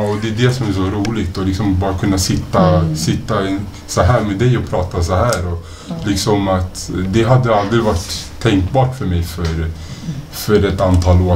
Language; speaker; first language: Swedish; native; Swedish